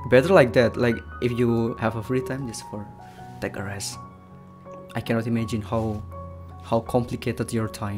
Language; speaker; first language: English; non-native, learner; Indonesian